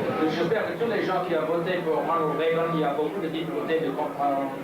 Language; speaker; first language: French; non-native, learner; English